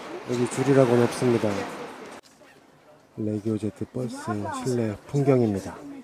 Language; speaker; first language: Korean; native; Korean